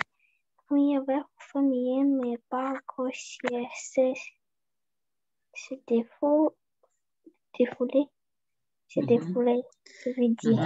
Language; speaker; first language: French; non-native, learner; Russian